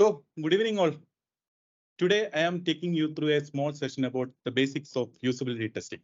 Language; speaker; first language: English; non-native, local second language; Malayalam